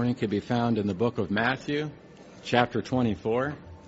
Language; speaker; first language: English; native; English